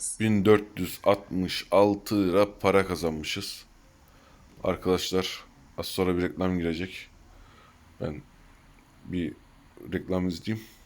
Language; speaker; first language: Turkish; early bilingual, heritage; Turkish